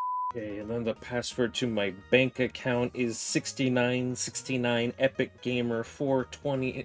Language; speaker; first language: English; native; English